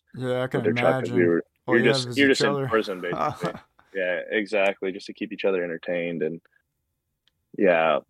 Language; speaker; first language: English; native; English